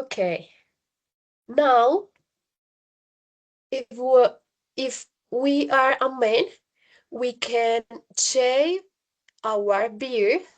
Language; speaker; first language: English; non-native, learner; Spanish